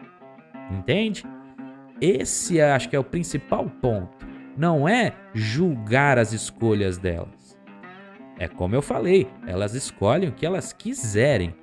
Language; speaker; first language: Portuguese; native; Portuguese